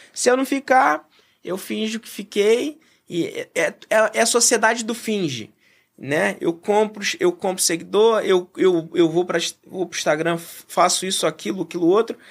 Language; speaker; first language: Portuguese; native; Portuguese